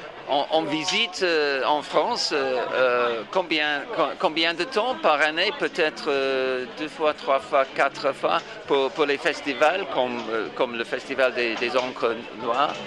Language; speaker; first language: French; non-native, fluent; English